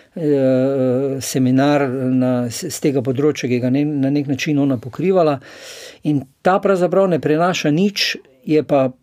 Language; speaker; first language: Slovenian; native; Slovenian